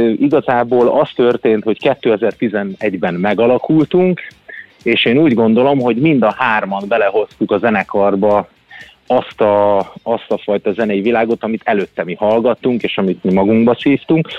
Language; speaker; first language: Hungarian; native; Hungarian